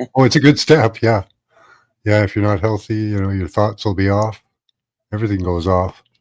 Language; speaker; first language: English; native; English